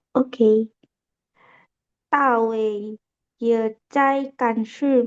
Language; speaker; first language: Chinese; non-native, learner; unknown